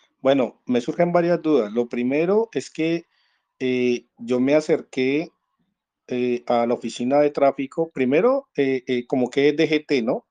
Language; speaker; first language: Spanish; native; Spanish